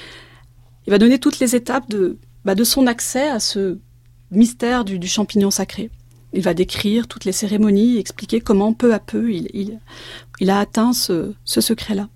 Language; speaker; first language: French; native; French